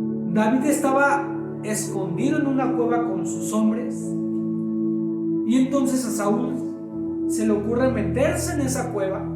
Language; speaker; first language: Spanish; native; Spanish